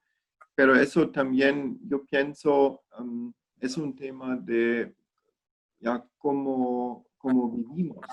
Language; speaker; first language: Spanish; non-native, fluent; German